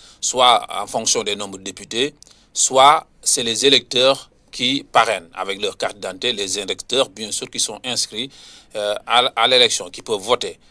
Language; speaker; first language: French; non-native, local second language; Wolof